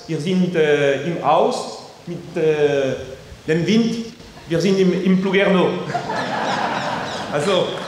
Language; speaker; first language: German; non-native, learner; French